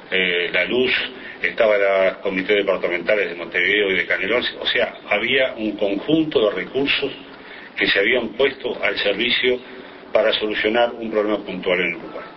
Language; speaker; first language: Spanish; native; Spanish